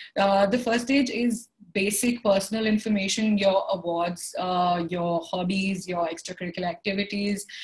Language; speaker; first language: English; non-native, local second language; Hindi